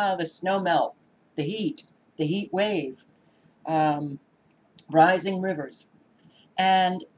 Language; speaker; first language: English; native; English